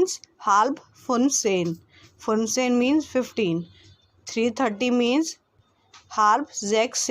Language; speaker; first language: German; non-native, learner; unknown